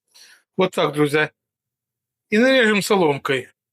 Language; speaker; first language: Russian; native; Russian